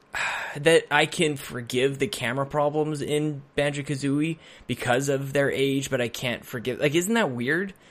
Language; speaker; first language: English; native; English